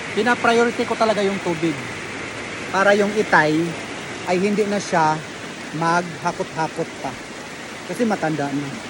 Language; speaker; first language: Filipino; non-native, local second language; Cebuano